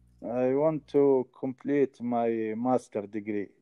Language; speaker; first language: English; non-native, learner; Arabic